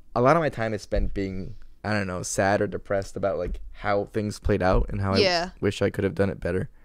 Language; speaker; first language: English; native; English